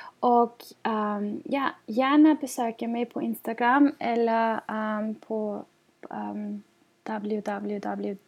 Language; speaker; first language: Swedish; non-native, fluent; German